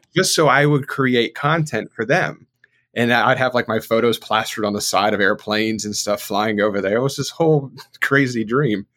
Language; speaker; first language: English; native; English